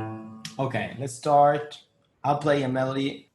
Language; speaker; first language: English; non-native, fluent; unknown